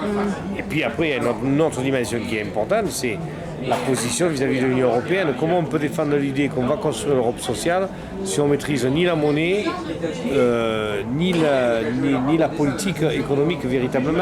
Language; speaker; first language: French; native; French